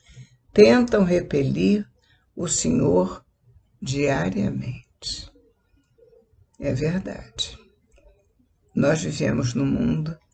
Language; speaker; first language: Portuguese; native; Portuguese